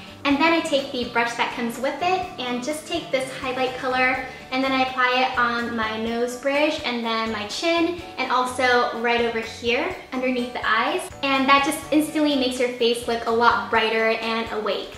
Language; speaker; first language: English; early bilingual, other home language; Japanese